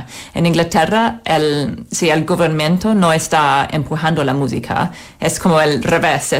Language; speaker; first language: Spanish; non-native, fluent; English